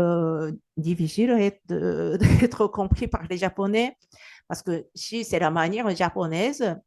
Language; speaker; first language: French; non-native, fluent; Japanese